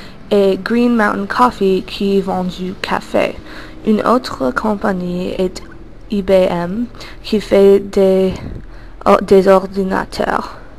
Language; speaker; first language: French; non-native, learner; English